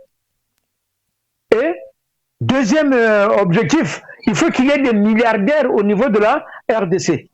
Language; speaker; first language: French; non-native, local second language; Lingala